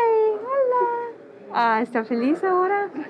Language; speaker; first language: Spanish; non-native, fluent; English